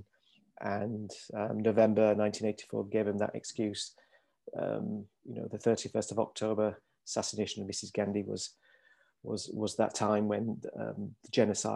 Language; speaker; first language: English; native; English